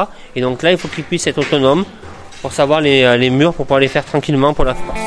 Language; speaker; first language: French; native; French